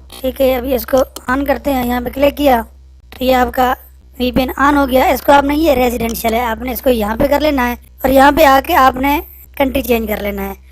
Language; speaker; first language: Urdu; non-native, local second language; Punjabi